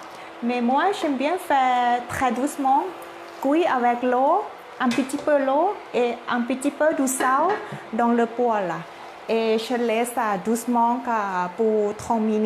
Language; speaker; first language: French; non-native, learner; Thai